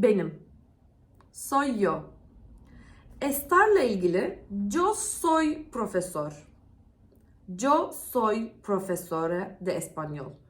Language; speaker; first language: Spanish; non-native, fluent; Turkish